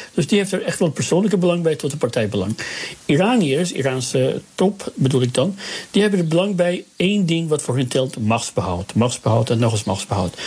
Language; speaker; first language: Dutch; early bilingual, other home language; Persian